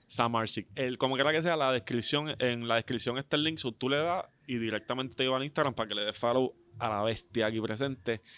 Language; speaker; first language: Spanish; native; Spanish